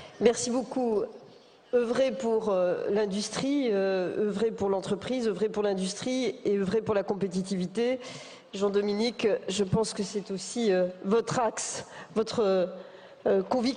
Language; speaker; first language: French; native; French